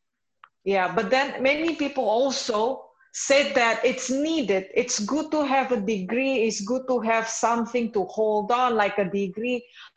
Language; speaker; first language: English; non-native, fluent; Indonesian